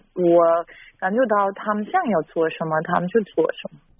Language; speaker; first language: Chinese; non-native, fluent; German